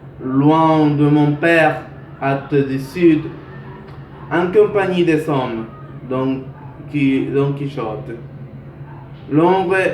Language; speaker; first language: French; non-native, learner; Spanish